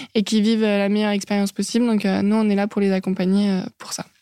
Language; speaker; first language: French; native; French